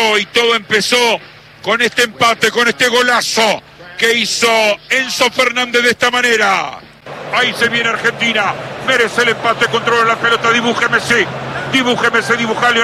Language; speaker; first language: Spanish; native; Spanish